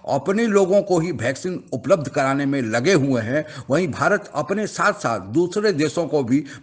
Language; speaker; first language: Hindi; native; Hindi